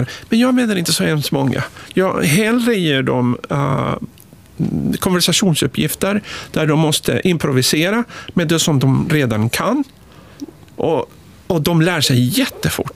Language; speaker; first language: Swedish; non-native, fluent; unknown